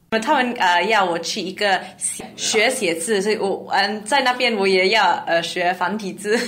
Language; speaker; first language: Chinese; non-native, learner; English